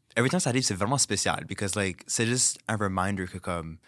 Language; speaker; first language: French; native; French